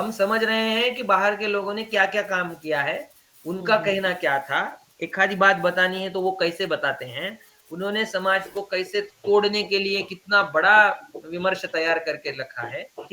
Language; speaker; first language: Hindi; native; Hindi